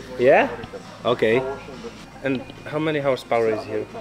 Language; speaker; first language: English; non-native, learner; Czech